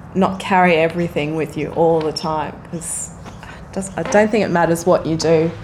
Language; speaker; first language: English; native; English